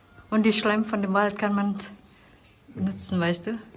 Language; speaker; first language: German; non-native, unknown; Indonesian